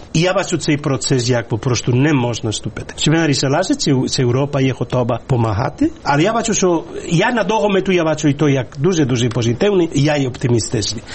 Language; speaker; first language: Ukrainian; non-native, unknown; Spanish